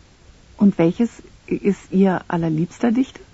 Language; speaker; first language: German; native; German